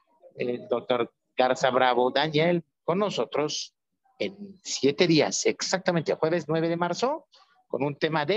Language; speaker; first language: Spanish; native; Spanish